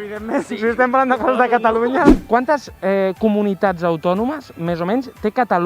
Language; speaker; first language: Catalan; native; Catalan